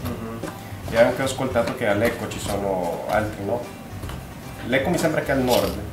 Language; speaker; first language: Italian; non-native, learner; Spanish